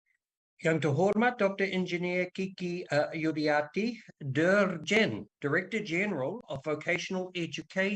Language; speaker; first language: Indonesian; non-native, learner; English